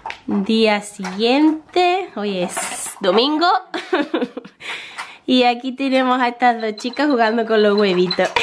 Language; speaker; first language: Spanish; native; Spanish